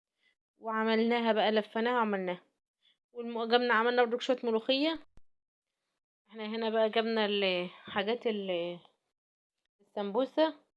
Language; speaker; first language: Arabic; native; Arabic